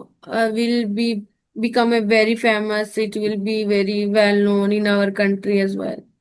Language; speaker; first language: English; non-native, learner; Hindi